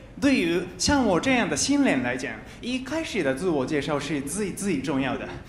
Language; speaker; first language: Chinese; non-native, fluent; Japanese